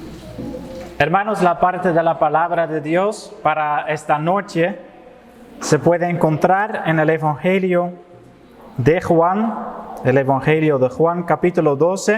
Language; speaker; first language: Spanish; non-native, fluent; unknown